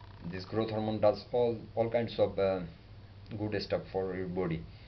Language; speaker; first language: English; non-native, local second language; Bangla